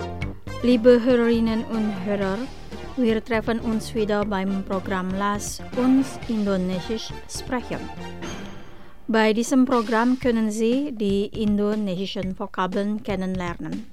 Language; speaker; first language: German; non-native, learner; Indonesian